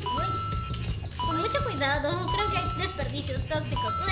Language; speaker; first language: Spanish; native; Spanish